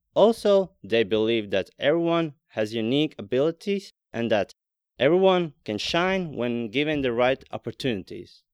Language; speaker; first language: English; non-native, fluent; Latvian